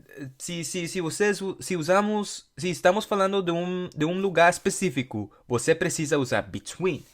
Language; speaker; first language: Portuguese; non-native, fluent; English